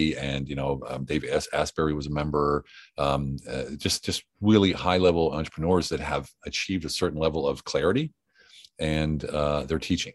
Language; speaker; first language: English; native; English